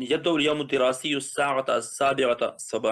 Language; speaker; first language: Arabic; non-native, learner; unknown